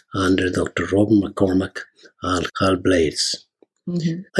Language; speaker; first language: English; non-native, fluent; Spanish